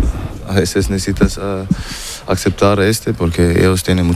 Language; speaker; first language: Spanish; non-native, learner; German